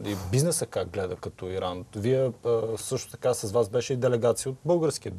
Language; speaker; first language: Bulgarian; native; Bulgarian